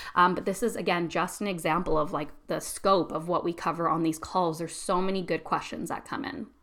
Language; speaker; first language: English; native; English